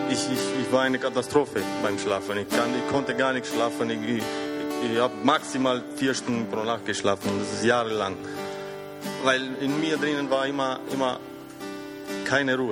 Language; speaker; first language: German; non-native, fluent; Romanian